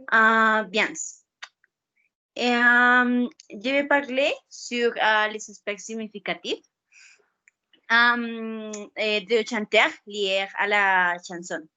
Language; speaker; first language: French; non-native, learner; Spanish